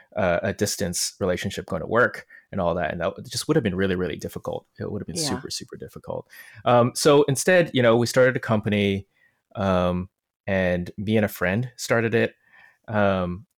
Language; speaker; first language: English; non-native, local second language; Cantonese